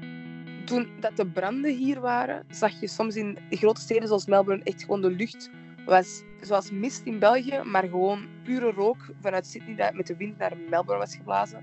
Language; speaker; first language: Dutch; native; Dutch